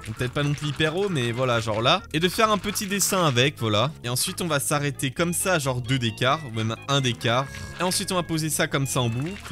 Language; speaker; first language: French; native; French